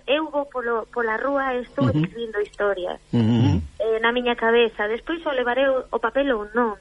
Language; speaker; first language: Galician; non-native, local second language; Spanish